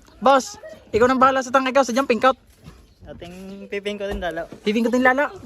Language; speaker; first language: Filipino; native; Filipino